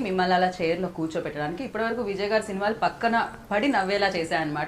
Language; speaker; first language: Telugu; native; Telugu